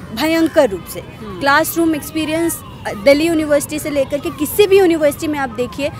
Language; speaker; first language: Hindi; native; Hindi